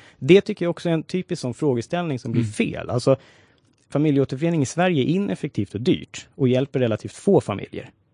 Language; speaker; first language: Swedish; native; Swedish